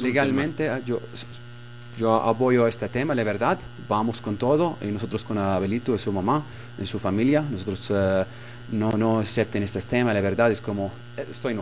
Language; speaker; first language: Spanish; non-native, learner; Arabic